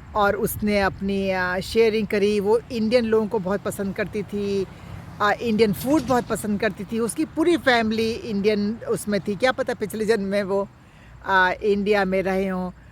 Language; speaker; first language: Hindi; native; Hindi